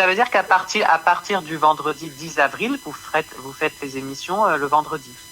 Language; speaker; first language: French; native; French